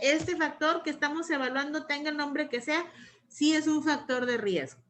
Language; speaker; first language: Spanish; native; Spanish